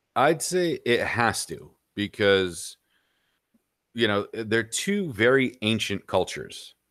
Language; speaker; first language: English; native; English